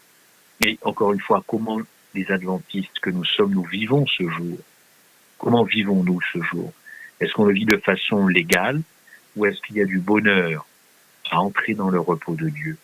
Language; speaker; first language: French; native; French